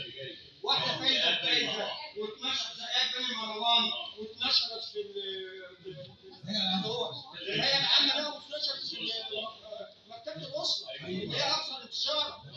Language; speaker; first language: Arabic; native; Arabic